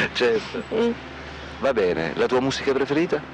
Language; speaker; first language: Italian; native; Italian